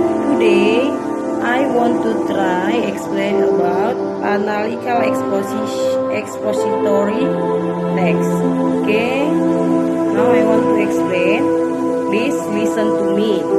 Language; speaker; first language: English; non-native, learner; Indonesian